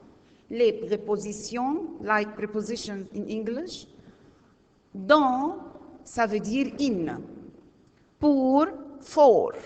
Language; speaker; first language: French; non-native, learner; Arabic